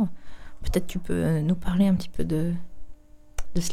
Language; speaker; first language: French; native; French